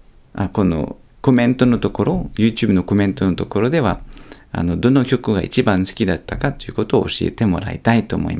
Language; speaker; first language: Japanese; non-native, fluent; French